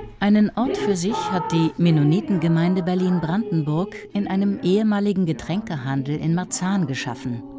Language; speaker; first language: German; native; German